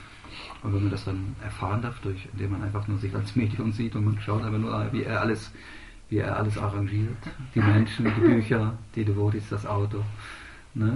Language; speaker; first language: German; native; German